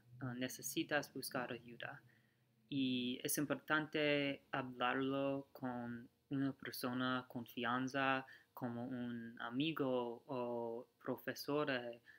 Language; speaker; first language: Spanish; non-native, learner; English